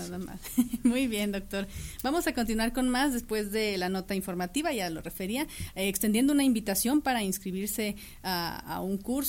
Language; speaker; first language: Spanish; native; Spanish